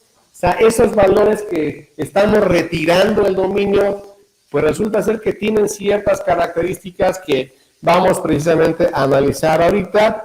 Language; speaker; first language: Spanish; native; Spanish